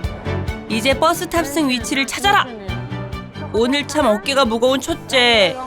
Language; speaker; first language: Korean; native; Korean